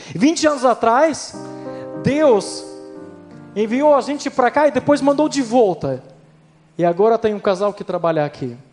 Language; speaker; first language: Portuguese; non-native, fluent; Ukrainian